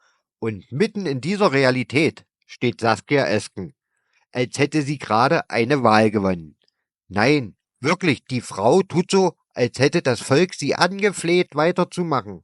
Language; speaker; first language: German; native; German